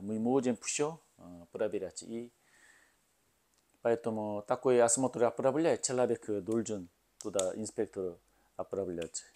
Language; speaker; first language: Russian; non-native, learner; Korean